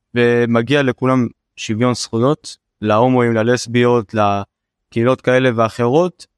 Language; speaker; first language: Hebrew; native; Hebrew